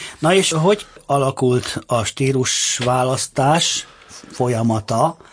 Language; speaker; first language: Hungarian; native; Hungarian